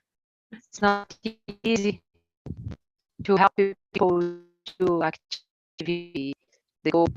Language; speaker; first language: English; non-native, learner; Portuguese